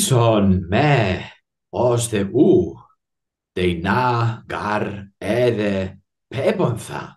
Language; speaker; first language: Greek; non-native, fluent; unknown